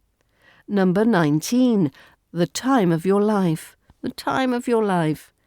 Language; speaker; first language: English; native; English